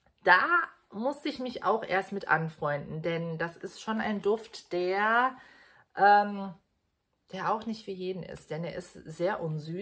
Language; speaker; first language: German; native; German